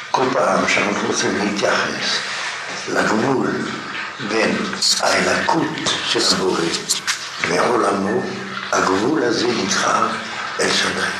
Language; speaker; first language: Hebrew; non-native, fluent; French